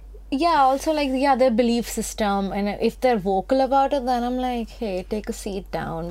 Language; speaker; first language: English; non-native, local second language; Hindi